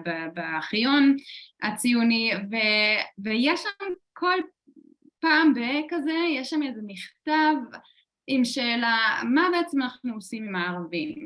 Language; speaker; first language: Hebrew; non-native, fluent; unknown